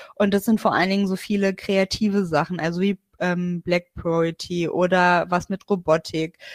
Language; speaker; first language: German; native; German